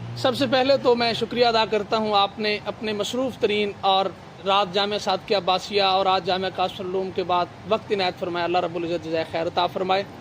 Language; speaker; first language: Urdu; non-native, local second language; Punjabi